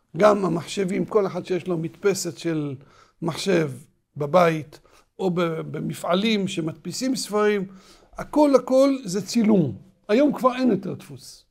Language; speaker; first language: Hebrew; native; Hebrew